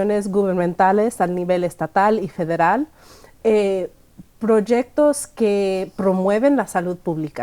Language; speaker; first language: Spanish; early bilingual, heritage; Spanish